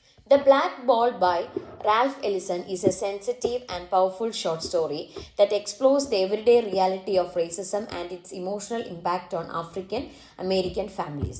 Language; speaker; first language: English; non-native, local second language; Malayalam